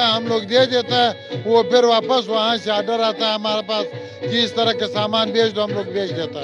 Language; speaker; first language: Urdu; non-native, local second language; Pashto